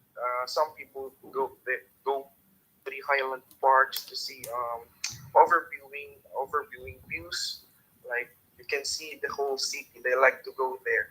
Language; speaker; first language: English; non-native, learner; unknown